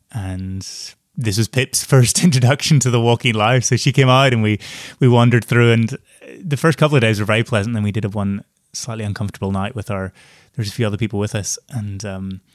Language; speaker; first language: English; native; English